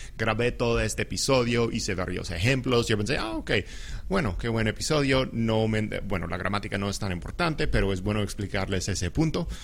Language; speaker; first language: Spanish; non-native, fluent; English